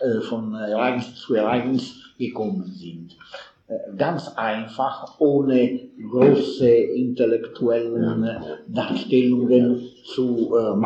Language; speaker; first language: German; non-native, fluent; Italian